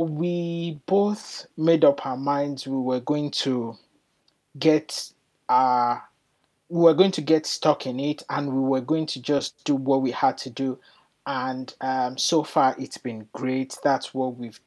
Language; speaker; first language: English; non-native, local second language; Yoruba